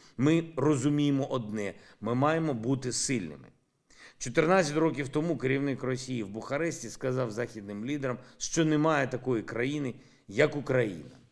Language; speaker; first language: Ukrainian; non-native, local second language; Russian